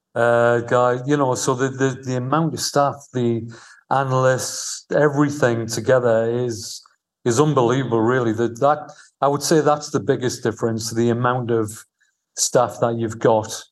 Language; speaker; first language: English; native; English